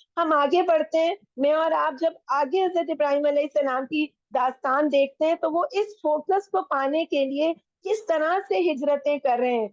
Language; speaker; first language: Urdu; non-native, local second language; Punjabi